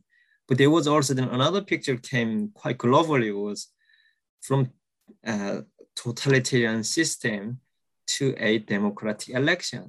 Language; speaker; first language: English; non-native, fluent; Korean